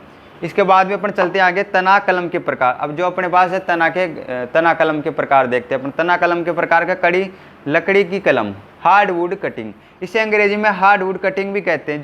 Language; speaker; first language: Hindi; native; Hindi